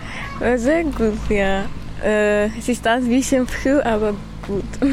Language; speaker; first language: German; non-native, learner; Armenian